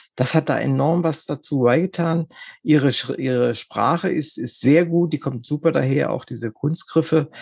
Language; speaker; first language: German; native; German